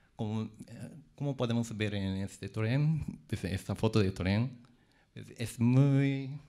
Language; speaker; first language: Spanish; non-native, fluent; Japanese